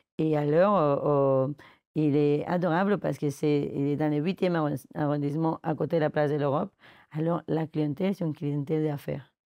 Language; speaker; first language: French; non-native, fluent; Spanish